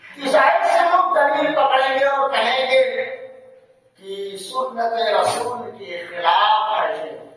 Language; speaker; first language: Urdu; native; Urdu